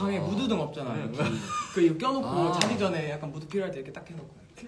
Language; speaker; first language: Korean; native; Korean